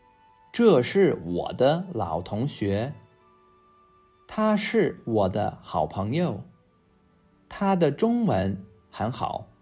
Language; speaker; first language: Chinese; non-native, fluent; English